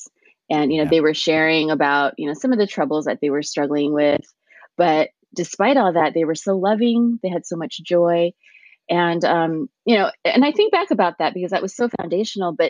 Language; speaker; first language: English; early bilingual, other home language; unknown